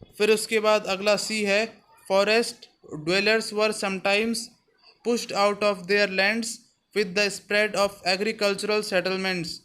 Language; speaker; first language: Hindi; native; Hindi